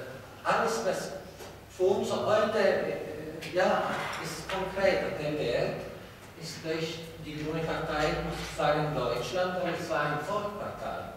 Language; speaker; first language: German; non-native, fluent; Italian